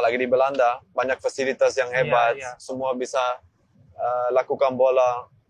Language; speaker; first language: Indonesian; non-native, learner; Dutch